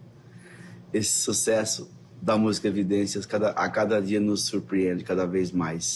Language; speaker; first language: Portuguese; native; Portuguese